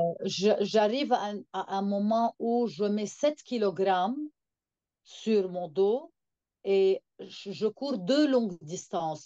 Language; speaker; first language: French; non-native, local second language; Arabic